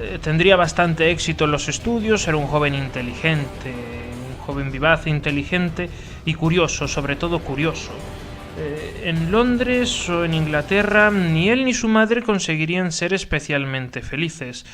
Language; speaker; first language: Spanish; native; Spanish